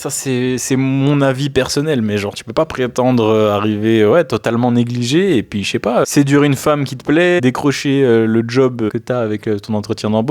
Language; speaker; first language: French; native; French